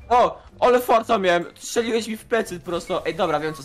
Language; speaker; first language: Polish; native; Polish